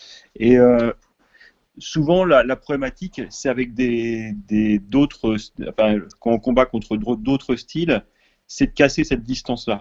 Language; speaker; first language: French; native; French